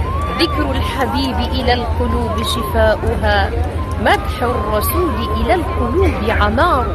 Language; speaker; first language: Arabic; native; Arabic